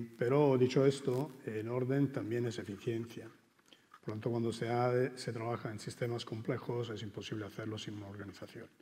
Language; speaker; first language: Spanish; non-native, fluent; Italian